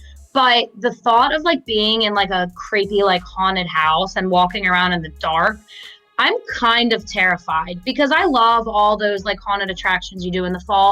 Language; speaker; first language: English; native; English